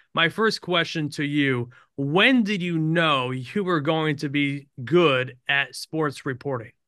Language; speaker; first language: English; native; English